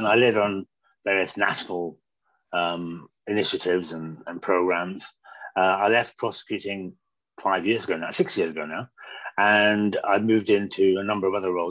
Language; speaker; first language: English; native; English